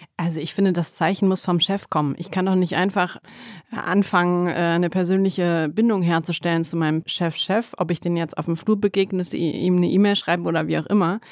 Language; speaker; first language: German; native; German